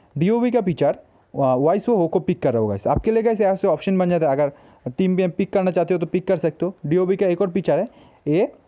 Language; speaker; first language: Hindi; native; Hindi